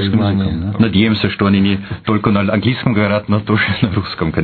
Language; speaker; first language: Russian; non-native, fluent; German